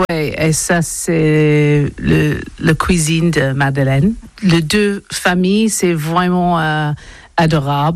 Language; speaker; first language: French; non-native, learner; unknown